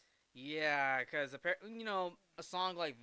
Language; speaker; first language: English; native; English